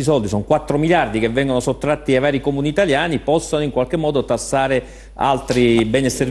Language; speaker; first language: Italian; native; Italian